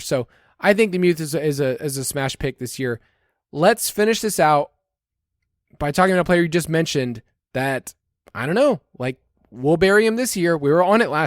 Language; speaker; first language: English; native; English